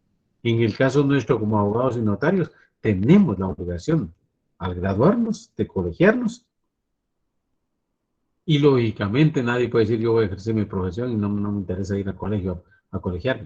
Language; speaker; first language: Spanish; native; Spanish